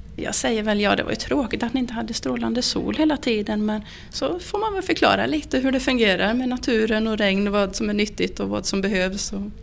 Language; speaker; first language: Swedish; native; Swedish